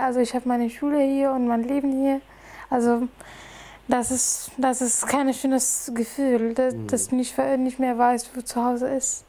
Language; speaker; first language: German; non-native, fluent; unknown